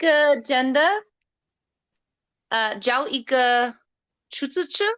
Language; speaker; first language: Chinese; non-native, learner; English